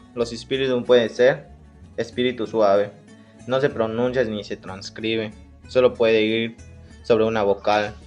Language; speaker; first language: Spanish; native; Spanish